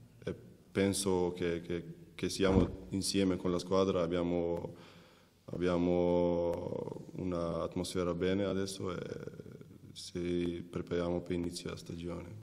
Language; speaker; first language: Italian; non-native, learner; Macedonian